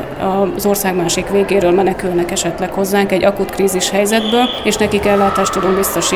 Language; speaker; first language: Hungarian; native; Hungarian